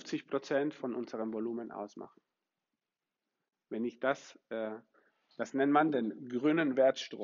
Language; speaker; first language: German; non-native, fluent; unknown